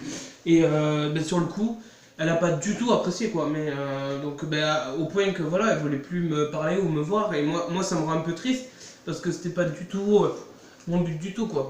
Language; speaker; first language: French; native; French